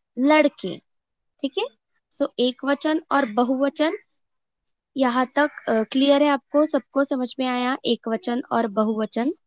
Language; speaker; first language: Hindi; non-native, local second language; Marathi